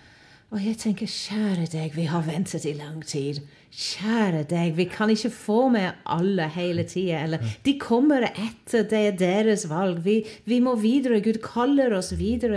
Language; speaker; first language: Norwegian; non-native, fluent; English